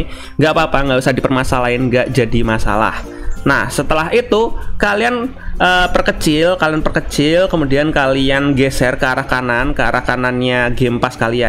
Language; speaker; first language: Indonesian; native; Indonesian